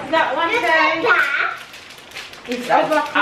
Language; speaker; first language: English; native; English